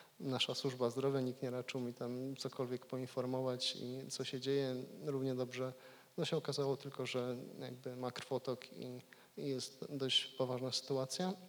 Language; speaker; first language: Polish; native; Polish